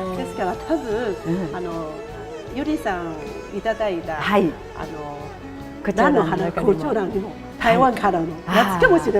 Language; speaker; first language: Japanese; non-native, fluent; Chinese